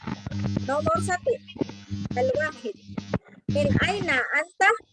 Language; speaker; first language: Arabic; non-native, fluent; Indonesian